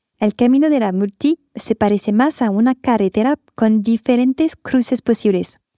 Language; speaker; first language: Spanish; non-native, fluent; French